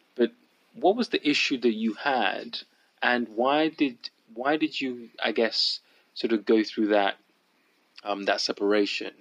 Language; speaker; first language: English; early bilingual, other home language; Yoruba